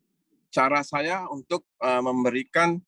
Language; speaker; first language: Indonesian; native; Indonesian